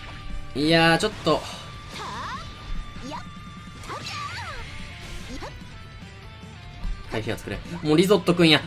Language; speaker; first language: Japanese; native; Japanese